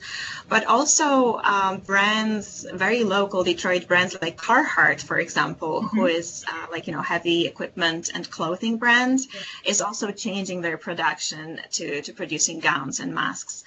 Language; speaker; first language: English; non-native, fluent; Polish